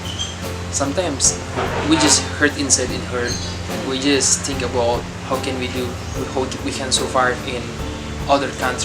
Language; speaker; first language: English; non-native, learner; Arabic